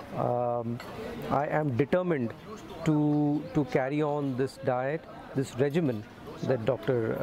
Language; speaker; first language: English; non-native, local second language; Hindi